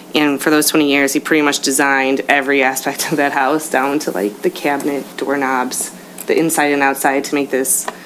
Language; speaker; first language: English; native; English